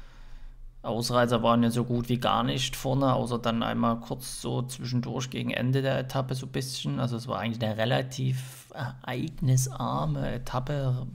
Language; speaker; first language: German; native; German